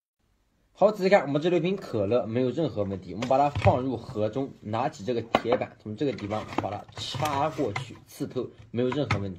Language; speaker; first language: Chinese; native; Chinese